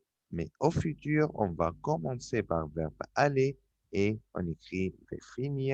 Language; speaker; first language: French; non-native, fluent; Arabic